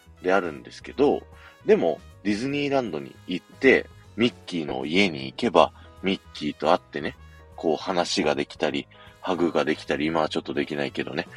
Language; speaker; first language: Japanese; native; Japanese